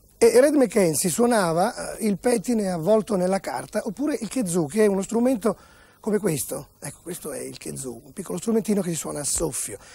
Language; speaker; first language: Italian; native; Italian